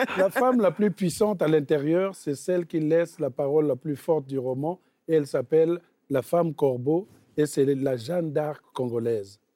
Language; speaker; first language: French; non-native, local second language; Bembe